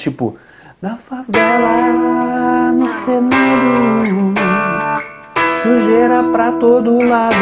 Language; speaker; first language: Portuguese; native; Portuguese